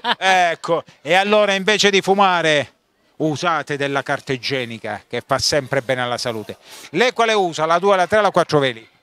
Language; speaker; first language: Italian; native; Italian